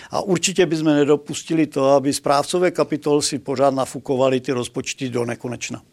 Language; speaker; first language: Czech; native; Czech